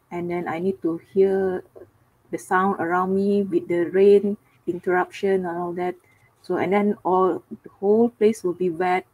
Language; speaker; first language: English; non-native, local second language; Cantonese